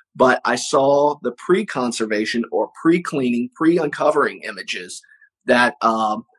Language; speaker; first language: English; native; English